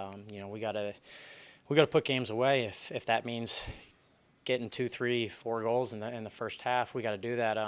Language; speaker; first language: English; native; English